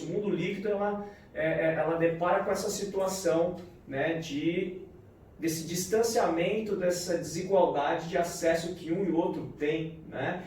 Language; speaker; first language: Portuguese; native; Portuguese